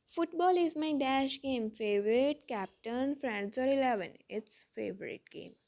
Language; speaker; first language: English; non-native, local second language; Punjabi